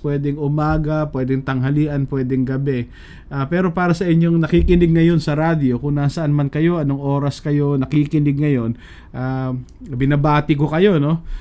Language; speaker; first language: Filipino; native; Filipino